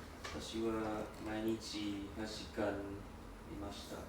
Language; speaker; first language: Japanese; non-native, learner; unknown